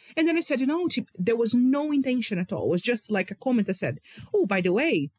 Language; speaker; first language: English; non-native, fluent; Portuguese